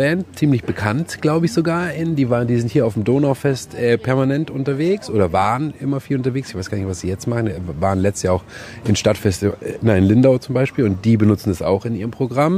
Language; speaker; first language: German; native; German